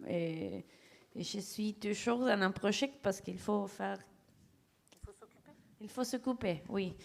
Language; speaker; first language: French; non-native, fluent; Spanish